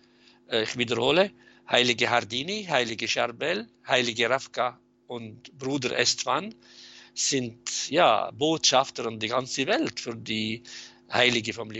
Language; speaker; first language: German; non-native, fluent; Arabic